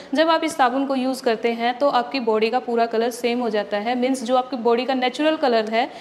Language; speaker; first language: Hindi; native; Hindi